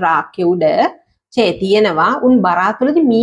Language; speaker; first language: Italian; non-native, fluent; Sinhala